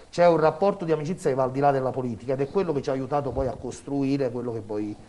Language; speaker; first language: Italian; native; Italian